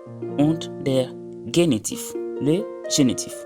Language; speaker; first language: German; non-native, fluent; French